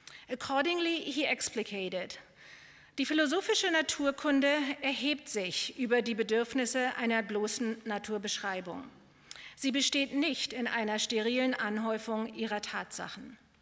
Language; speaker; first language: German; native; German